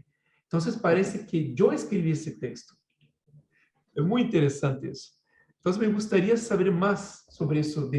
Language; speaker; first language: Spanish; non-native, fluent; Portuguese